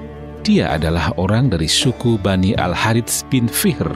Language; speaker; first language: Indonesian; native; Indonesian